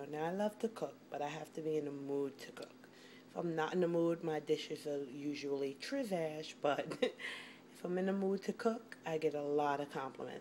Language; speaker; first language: English; native; English